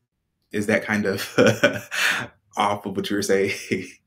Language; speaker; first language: English; native; English